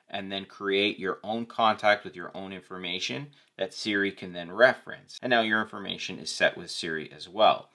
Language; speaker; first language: English; native; English